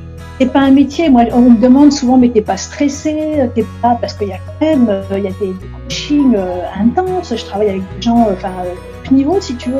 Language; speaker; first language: French; native; French